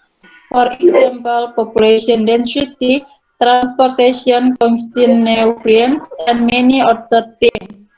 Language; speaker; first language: English; non-native, learner; Indonesian